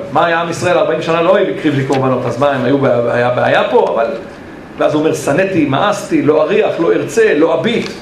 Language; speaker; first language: Hebrew; native; Hebrew